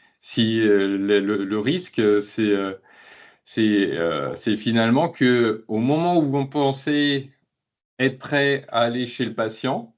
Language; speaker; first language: French; native; French